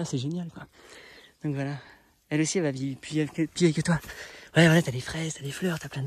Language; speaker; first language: French; native; French